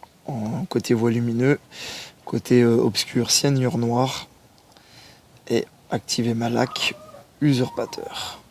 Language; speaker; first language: French; native; French